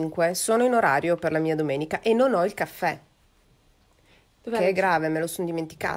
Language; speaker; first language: Italian; native; Italian